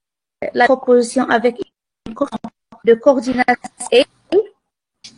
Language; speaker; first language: French; non-native, local second language; Arabic